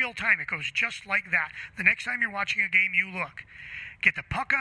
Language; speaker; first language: English; native; English